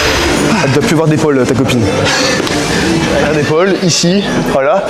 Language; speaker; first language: French; native; French